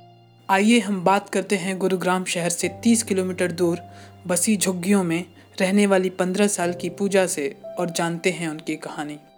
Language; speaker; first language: Hindi; native; Hindi